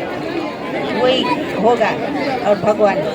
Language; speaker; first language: Hindi; non-native, local second language; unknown